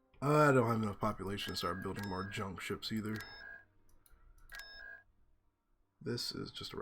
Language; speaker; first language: English; native; English